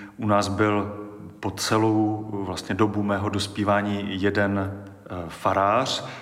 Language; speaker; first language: Czech; native; Czech